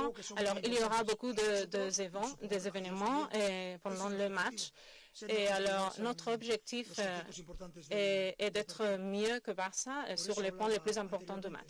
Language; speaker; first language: French; non-native, fluent; Spanish